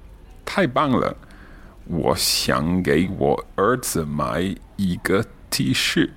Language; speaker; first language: Chinese; non-native, learner; English